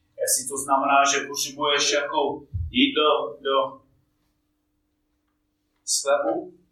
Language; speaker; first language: Czech; non-native, fluent; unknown